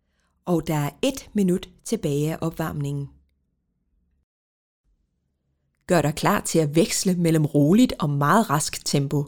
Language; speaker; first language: Danish; native; Danish